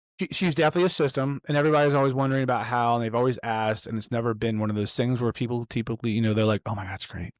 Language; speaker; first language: English; native; English